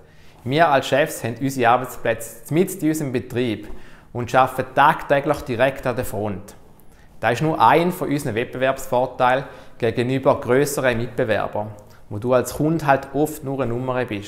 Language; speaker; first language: German; native; German